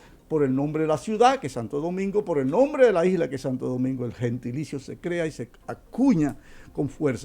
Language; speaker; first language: Spanish; native; Spanish